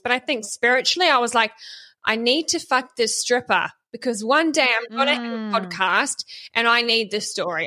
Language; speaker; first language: English; native; English